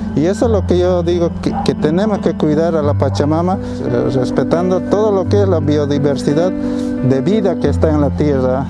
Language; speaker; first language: Spanish; non-native, local second language; Quechua